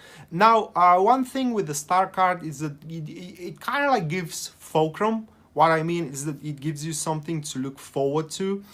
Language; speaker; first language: English; non-native, fluent; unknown